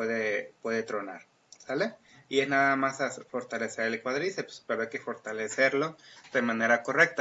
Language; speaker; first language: Spanish; native; Spanish